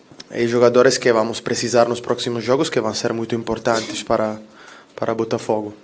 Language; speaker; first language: Portuguese; non-native, fluent; Italian